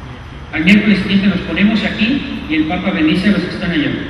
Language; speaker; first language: Spanish; native; Spanish